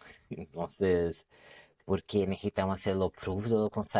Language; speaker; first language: Spanish; non-native, local second language; Portuguese